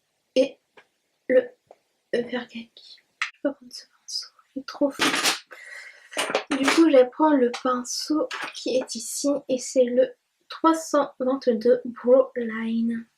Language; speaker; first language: French; native; French